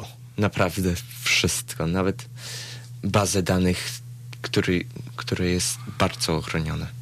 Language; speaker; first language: Polish; early bilingual, heritage; Polish